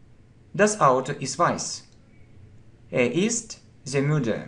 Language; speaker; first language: German; non-native, fluent; Russian